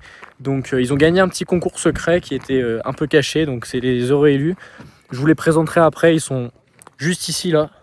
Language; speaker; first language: French; native; French